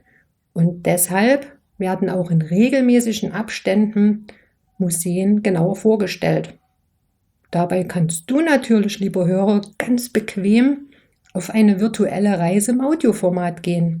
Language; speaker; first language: German; native; German